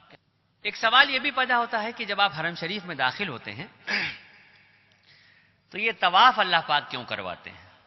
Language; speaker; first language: Urdu; native; Urdu